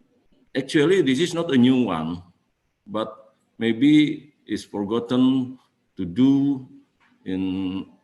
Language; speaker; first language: English; non-native, fluent; Indonesian